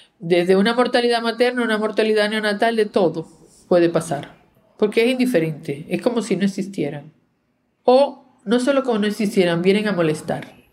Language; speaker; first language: Spanish; native; Spanish